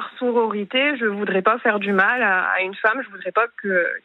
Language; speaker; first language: French; native; French